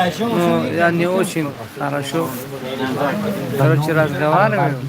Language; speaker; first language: Russian; non-native, learner; Tajik